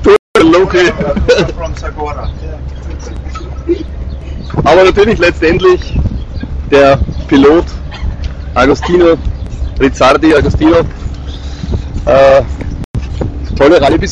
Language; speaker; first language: German; native; German